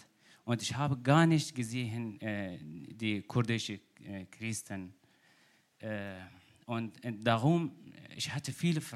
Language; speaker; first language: German; non-native, learner; Kurdish